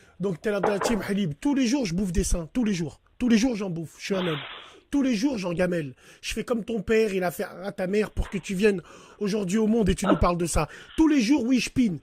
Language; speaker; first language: French; early bilingual, other home language; Arabic